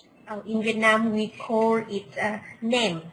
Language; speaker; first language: English; non-native, learner; Vietnamese